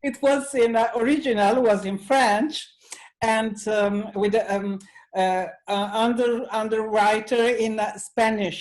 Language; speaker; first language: English; non-native, learner; Italian